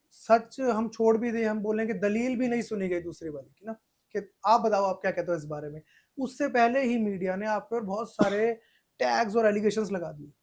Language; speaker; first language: Hindi; non-native, local second language; Punjabi